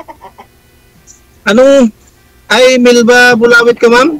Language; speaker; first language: Filipino; non-native, local second language; Iloko